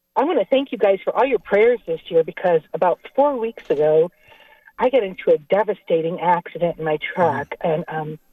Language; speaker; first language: English; native; English